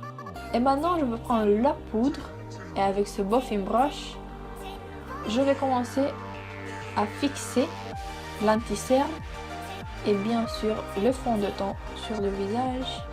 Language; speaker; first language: French; non-native, fluent; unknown